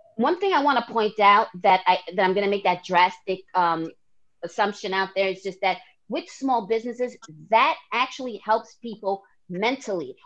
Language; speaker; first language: English; native; English